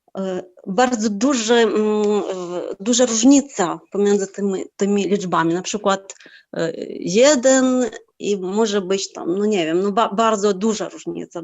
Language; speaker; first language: Polish; non-native, fluent; Ukrainian